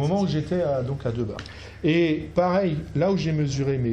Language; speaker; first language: French; native; French